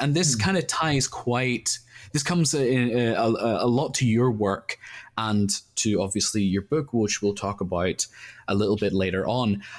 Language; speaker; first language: English; native; English